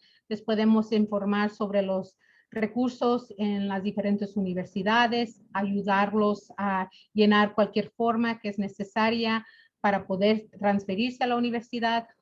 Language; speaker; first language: Spanish; early bilingual, other home language; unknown